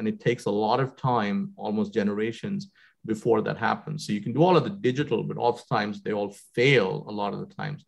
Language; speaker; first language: English; non-native, local second language; Hindi